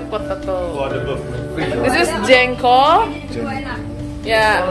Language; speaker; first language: English; non-native, learner; Indonesian